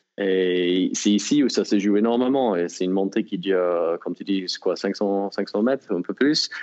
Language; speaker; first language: French; non-native, fluent; English